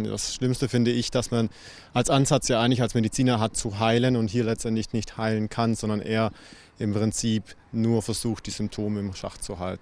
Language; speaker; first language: German; native; German